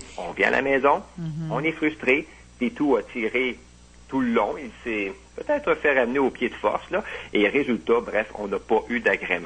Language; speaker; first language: French; native; French